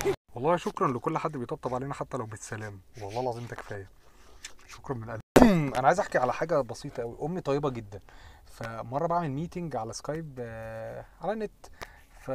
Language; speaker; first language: Arabic; native; Arabic